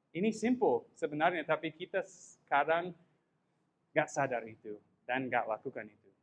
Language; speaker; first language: Indonesian; non-native, fluent; English